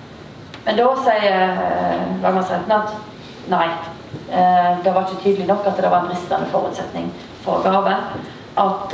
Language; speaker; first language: Norwegian; native; Norwegian